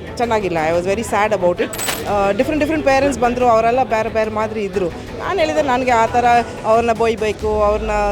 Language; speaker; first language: Kannada; non-native, fluent; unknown